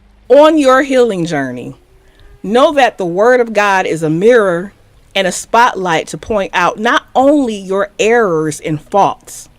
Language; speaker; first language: English; native; English